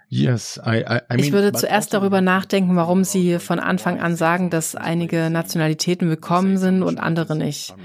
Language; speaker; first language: German; non-native, fluent; Arabic